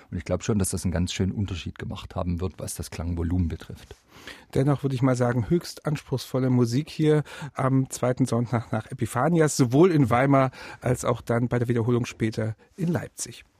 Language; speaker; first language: German; native; German